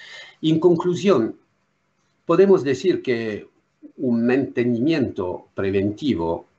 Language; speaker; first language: Spanish; non-native, learner; French